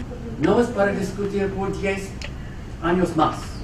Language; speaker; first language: Spanish; non-native, fluent; English